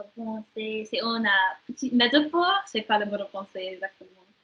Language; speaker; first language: French; non-native, learner; English